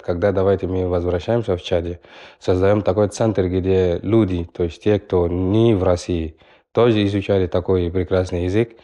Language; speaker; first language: Russian; non-native, learner; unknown